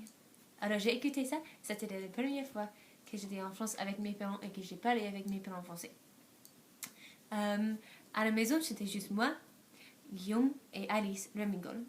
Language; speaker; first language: French; non-native, learner; English